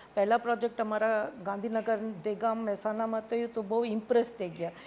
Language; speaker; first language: Gujarati; non-native, local second language; Tamil